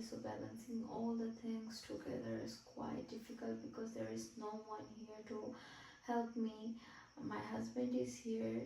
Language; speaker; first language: English; non-native, fluent; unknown